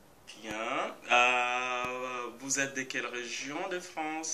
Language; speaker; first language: French; non-native, fluent; Portuguese